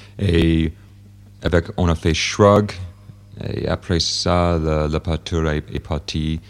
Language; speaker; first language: French; non-native, fluent; English